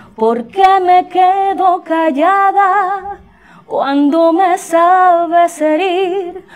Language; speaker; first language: Spanish; native; Spanish